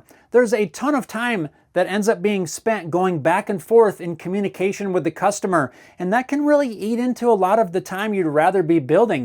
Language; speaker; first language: English; native; English